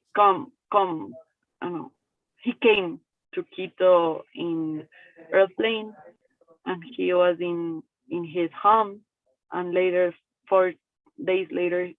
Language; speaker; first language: English; non-native, learner; Spanish